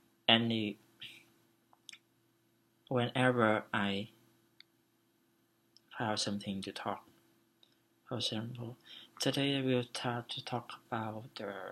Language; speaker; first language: English; non-native, learner; Vietnamese